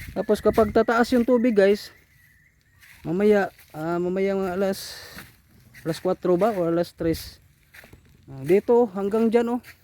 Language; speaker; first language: Filipino; non-native, local second language; Cebuano